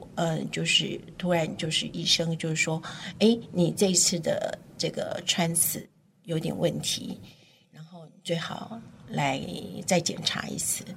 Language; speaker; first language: Chinese; native; Chinese